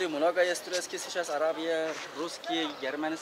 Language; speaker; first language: Russian; non-native, learner; Turkish